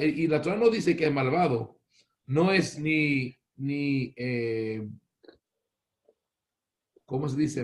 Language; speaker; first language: Spanish; non-native, fluent; Hebrew